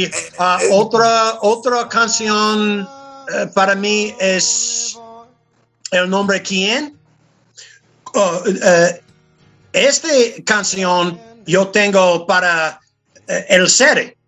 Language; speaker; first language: Spanish; non-native, learner; English